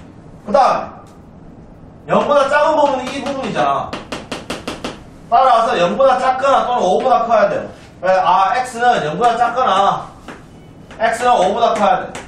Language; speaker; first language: Korean; native; Korean